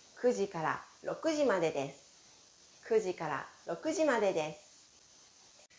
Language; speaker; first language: Japanese; non-native, fluent; Chinese